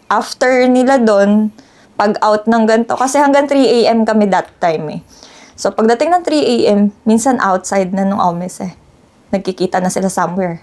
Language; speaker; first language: Filipino; native; Filipino